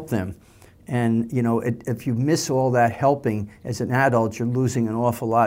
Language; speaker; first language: English; native; English